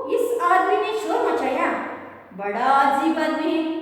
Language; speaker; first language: Hindi; non-native, local second language; Kannada